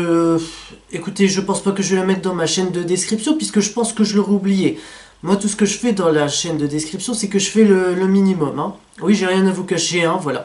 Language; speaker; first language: French; native; French